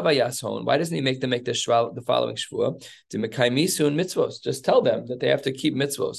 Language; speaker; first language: English; native; English